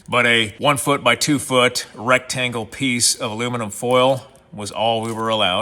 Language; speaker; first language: English; native; English